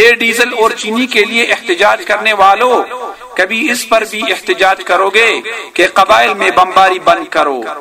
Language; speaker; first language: Urdu; non-native, local second language; Pashto